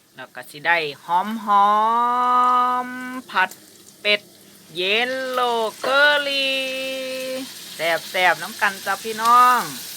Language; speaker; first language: Thai; native; Thai